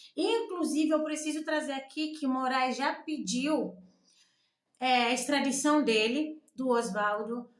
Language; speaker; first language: Portuguese; non-native, local second language; Kabuverdianu